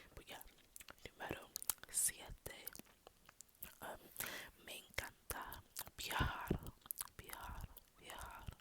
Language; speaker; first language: Spanish; non-native, learner; English